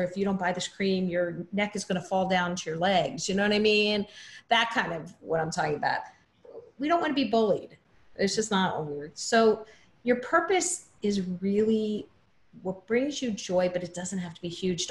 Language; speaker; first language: English; native; English